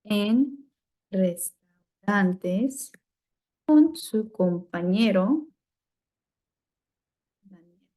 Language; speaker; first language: Spanish; non-native, fluent; English